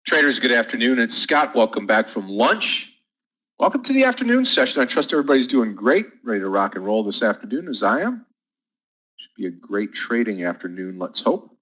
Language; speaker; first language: English; native; English